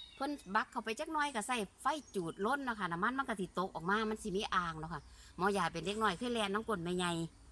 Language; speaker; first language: Thai; native; Thai